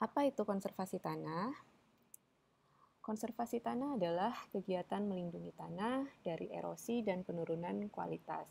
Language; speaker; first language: Indonesian; native; Indonesian